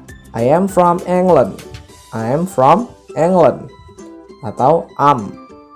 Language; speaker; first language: English; non-native, learner; Indonesian